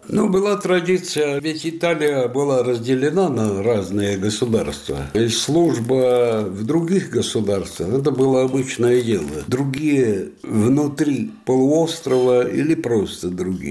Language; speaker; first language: Russian; non-native, fluent; Italian